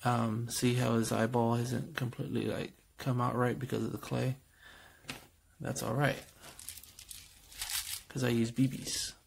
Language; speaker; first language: English; native; English